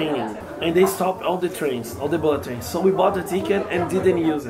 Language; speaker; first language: English; non-native, fluent; Portuguese